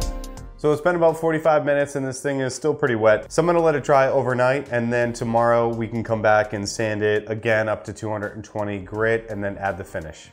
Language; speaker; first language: English; native; English